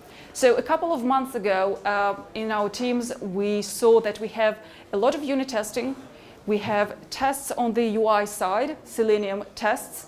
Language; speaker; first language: English; non-native, fluent; Hebrew